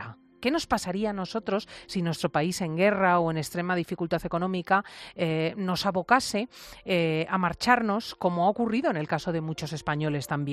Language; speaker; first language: Spanish; native; Spanish